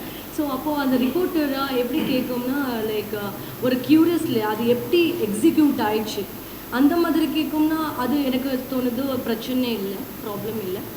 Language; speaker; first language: Tamil; non-native, learner; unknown